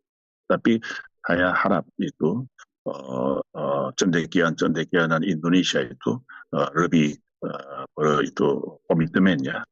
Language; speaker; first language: Indonesian; non-native, fluent; Korean